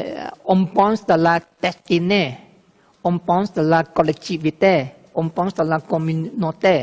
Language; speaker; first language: French; non-native, learner; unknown